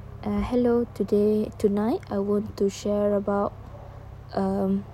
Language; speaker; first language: English; non-native, learner; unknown